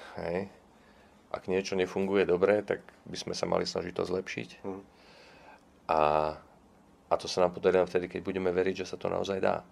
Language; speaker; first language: Slovak; non-native, local second language; Czech